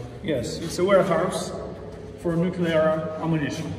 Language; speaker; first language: English; non-native, learner; Polish